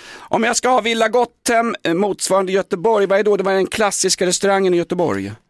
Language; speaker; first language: Swedish; native; Swedish